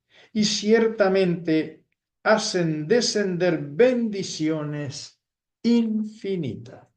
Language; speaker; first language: Spanish; native; Spanish